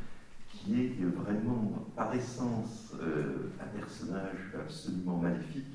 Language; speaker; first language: French; native; French